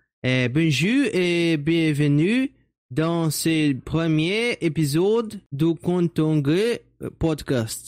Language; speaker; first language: French; non-native, learner; Portuguese